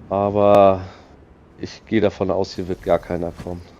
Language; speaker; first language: German; native; German